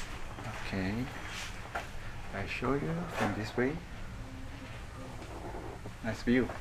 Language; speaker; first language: English; non-native, fluent; Korean